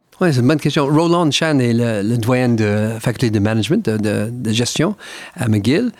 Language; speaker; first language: French; non-native, fluent; English